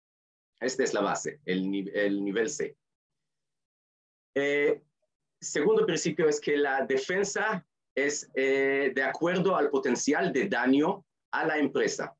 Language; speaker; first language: Spanish; non-native, fluent; Hebrew